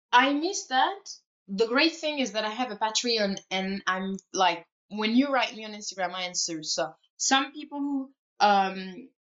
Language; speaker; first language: English; non-native, fluent; French